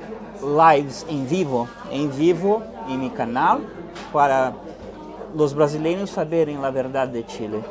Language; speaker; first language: Spanish; non-native, fluent; Portuguese